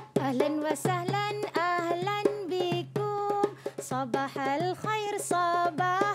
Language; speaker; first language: Arabic; non-native, fluent; Malay